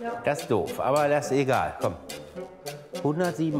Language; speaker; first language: German; native; German